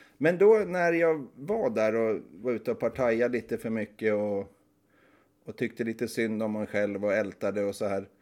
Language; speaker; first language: Swedish; native; Swedish